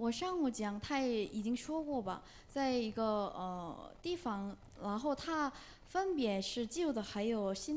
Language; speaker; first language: Chinese; non-native, learner; Korean